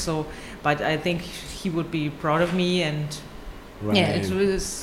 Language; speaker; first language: English; non-native, fluent; German